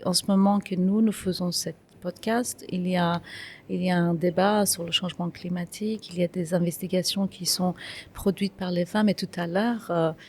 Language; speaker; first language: French; non-native, fluent; Kurdish